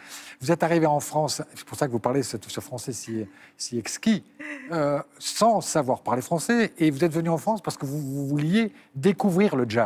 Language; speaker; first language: French; native; French